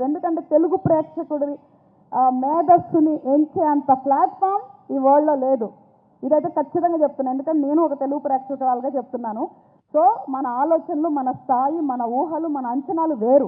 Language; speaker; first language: Telugu; native; Telugu